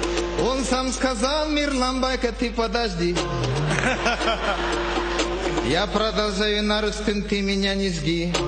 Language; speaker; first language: Russian; non-native, local second language; Kyrgyz